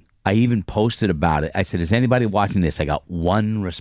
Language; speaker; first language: English; native; English